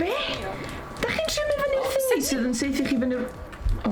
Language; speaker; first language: Welsh; native; Welsh